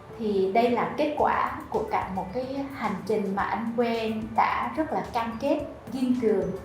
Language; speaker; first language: Vietnamese; native; Vietnamese